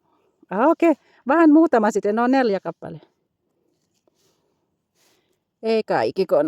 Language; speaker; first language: Finnish; non-native, learner; Bikol